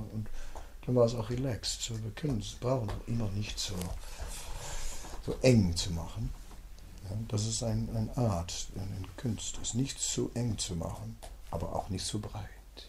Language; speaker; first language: German; non-native, fluent; Dutch